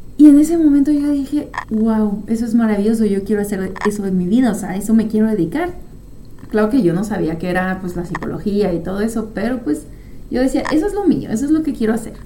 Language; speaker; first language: Spanish; non-native, fluent; French